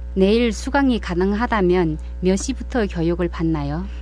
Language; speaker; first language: Korean; early bilingual, heritage; Korean